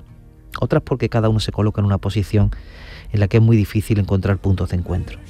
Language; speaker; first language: Spanish; native; Spanish